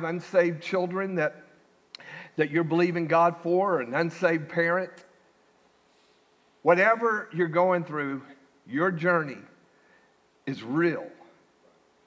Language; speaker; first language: English; native; English